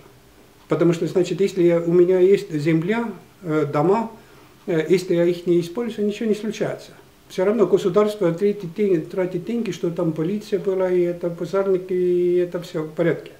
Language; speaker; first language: Russian; non-native, fluent; Estonian